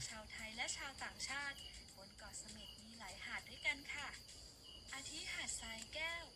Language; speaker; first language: Thai; native; Thai